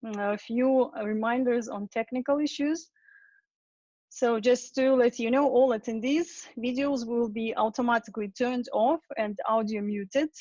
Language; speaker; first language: English; non-native, fluent; Russian